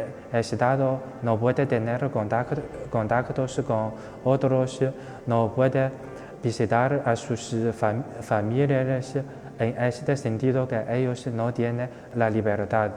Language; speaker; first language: Spanish; non-native, fluent; Chinese